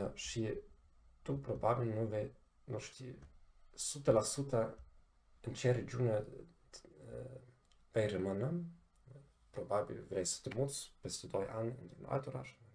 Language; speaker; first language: Romanian; non-native, fluent; German